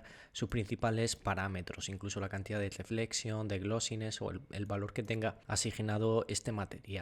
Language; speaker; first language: Spanish; native; Spanish